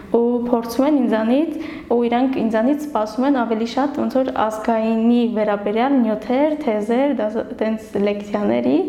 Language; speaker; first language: Armenian; non-native, local second language; Kurdish